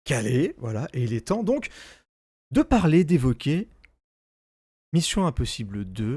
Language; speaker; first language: French; native; French